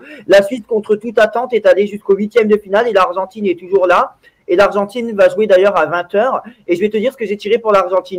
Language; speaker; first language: French; native; French